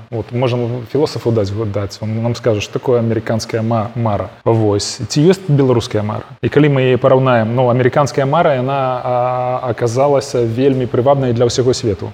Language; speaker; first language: Belarusian; non-native, local second language; Polish